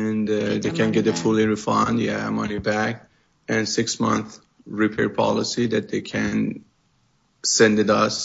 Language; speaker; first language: English; non-native, fluent; Persian